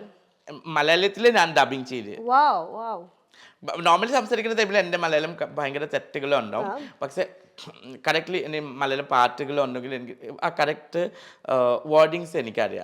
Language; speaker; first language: Malayalam; non-native, fluent; Assamese